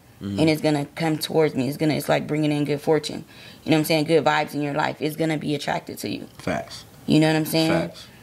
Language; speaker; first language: English; native; English